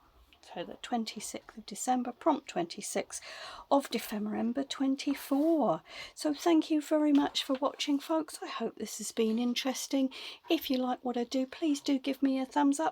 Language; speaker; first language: English; native; English